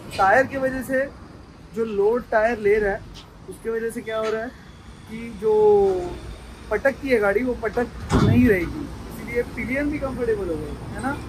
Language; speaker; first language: Hindi; non-native, local second language; Marathi